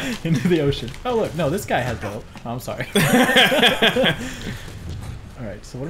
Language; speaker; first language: English; native; English